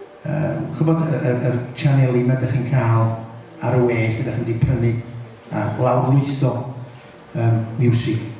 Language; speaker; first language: Welsh; native; Welsh